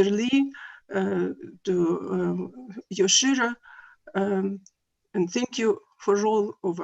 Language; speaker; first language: English; non-native, learner; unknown